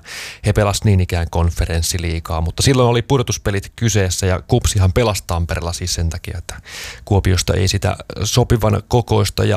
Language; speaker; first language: Finnish; native; Finnish